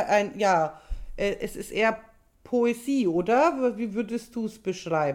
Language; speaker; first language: German; native; German